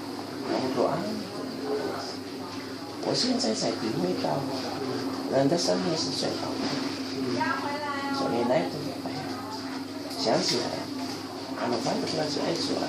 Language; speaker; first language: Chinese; non-native, local second language; Amis